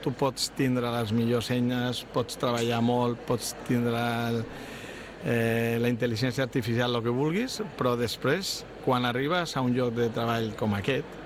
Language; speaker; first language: Catalan; non-native, local second language; Spanish